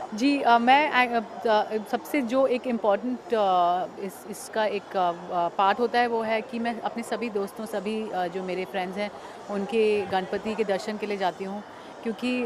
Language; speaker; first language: Hindi; native; Hindi